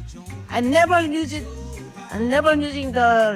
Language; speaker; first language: English; non-native, learner; Korean